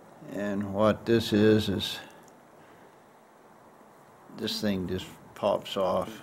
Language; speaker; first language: English; native; English